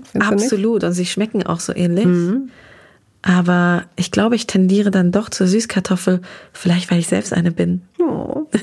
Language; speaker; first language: German; native; German